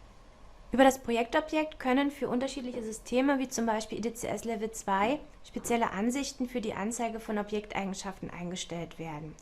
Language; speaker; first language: German; native; German